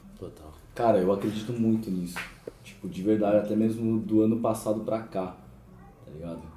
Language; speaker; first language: Portuguese; early bilingual, other home language; Korean